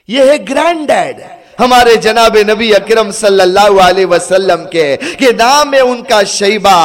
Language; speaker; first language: Urdu; early bilingual, heritage; Urdu